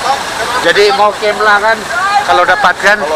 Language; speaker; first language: Malay; native; Malay